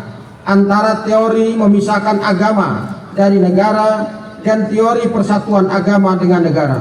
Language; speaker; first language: Indonesian; native; Indonesian